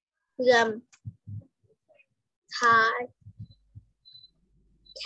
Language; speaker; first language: English; non-native, learner; Vietnamese